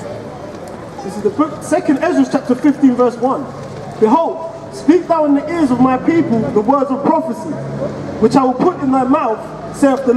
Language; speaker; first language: English; native; English